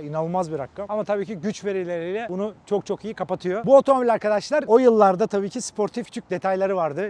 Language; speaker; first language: Turkish; native; Turkish